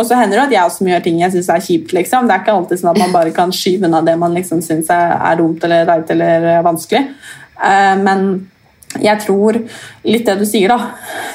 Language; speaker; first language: Norwegian; native; Norwegian